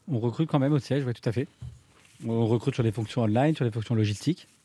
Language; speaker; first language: French; native; French